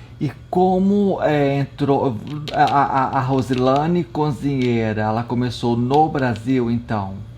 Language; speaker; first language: Portuguese; native; Portuguese